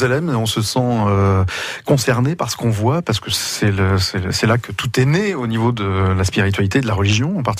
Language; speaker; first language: French; native; French